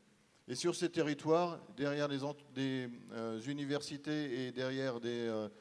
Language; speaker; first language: French; native; French